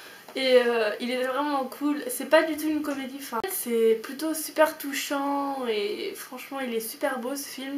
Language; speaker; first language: French; native; French